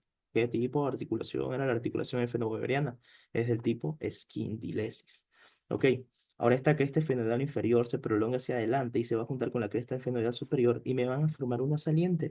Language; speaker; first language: Spanish; native; Spanish